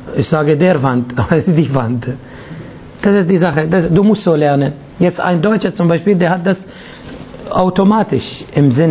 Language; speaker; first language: German; non-native, fluent; Arabic